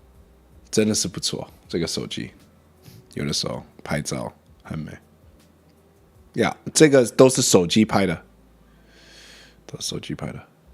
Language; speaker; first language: Chinese; non-native, learner; English